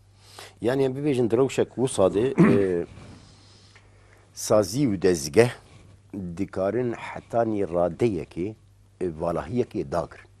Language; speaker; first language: Kurdish; native; Kurdish